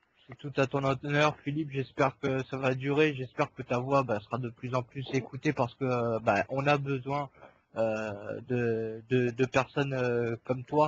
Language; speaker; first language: French; native; French